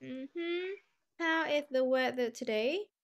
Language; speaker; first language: English; non-native, fluent; Vietnamese